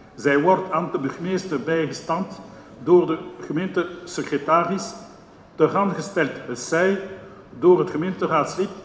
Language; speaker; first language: Dutch; non-native, local second language; French